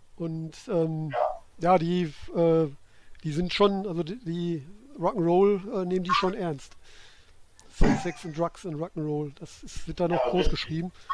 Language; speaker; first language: German; native; German